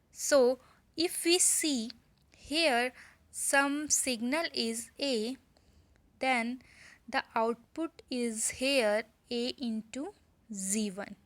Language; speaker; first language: English; non-native, local second language; Hindi